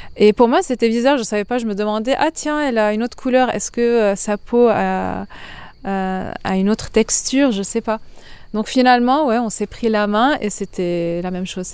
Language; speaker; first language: French; non-native, local second language; Arabic